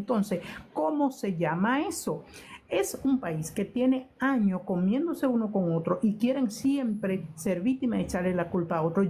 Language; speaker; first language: Spanish; native; Spanish